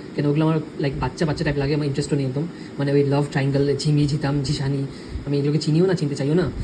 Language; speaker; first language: Bangla; early bilingual, heritage; Bangla